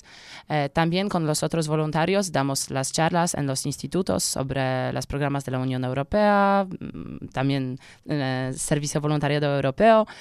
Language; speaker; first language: Spanish; non-native, learner; Polish